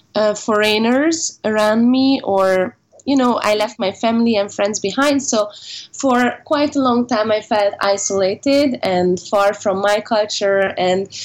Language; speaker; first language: English; non-native, fluent; Hungarian